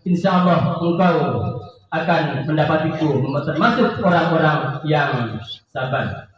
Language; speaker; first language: Indonesian; native; Indonesian